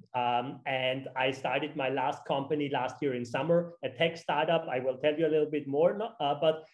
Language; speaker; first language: English; non-native, fluent; German